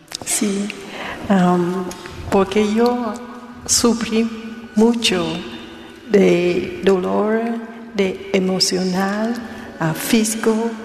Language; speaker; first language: Spanish; non-native, learner; Vietnamese